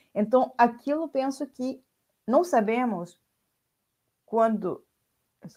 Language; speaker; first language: Portuguese; non-native, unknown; Spanish